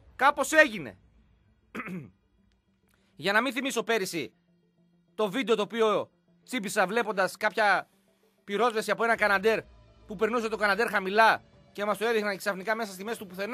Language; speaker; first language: Greek; native; Greek